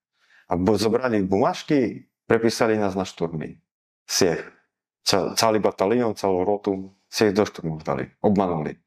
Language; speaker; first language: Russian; non-native, learner; Slovak